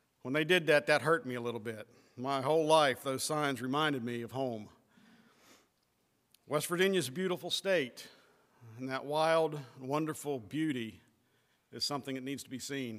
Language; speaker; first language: English; native; English